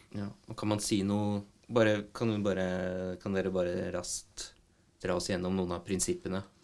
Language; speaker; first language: Norwegian; native; Norwegian